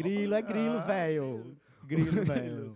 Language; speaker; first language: Portuguese; native; Portuguese